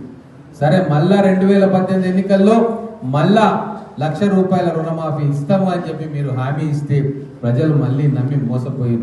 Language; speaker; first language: Telugu; native; Telugu